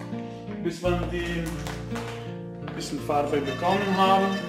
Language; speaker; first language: German; non-native, fluent; Italian